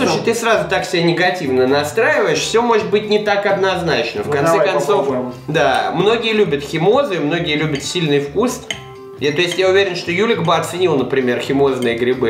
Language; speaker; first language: Russian; native; Russian